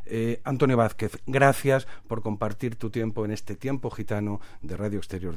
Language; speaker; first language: Spanish; native; Spanish